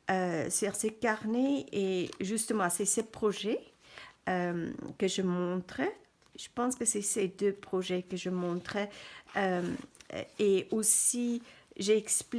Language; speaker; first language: French; non-native, fluent; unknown